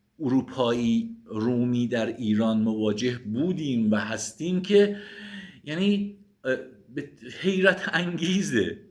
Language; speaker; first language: Persian; native; Persian